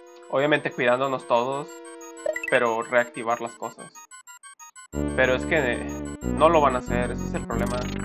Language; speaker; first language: Spanish; native; Spanish